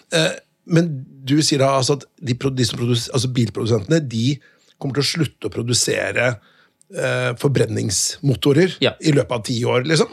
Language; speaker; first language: Norwegian; native; Norwegian